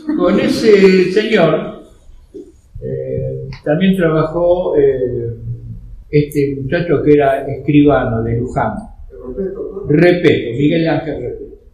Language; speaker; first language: Spanish; native; Spanish